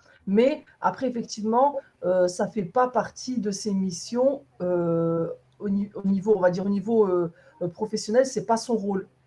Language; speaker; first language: French; native; French